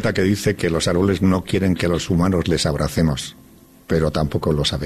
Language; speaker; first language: Spanish; native; Spanish